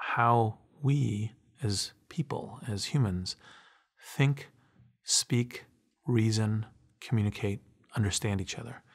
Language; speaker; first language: English; native; English